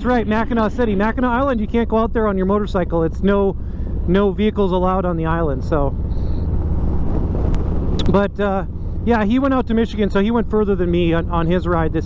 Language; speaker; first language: English; native; English